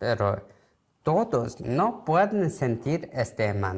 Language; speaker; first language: Spanish; non-native, learner; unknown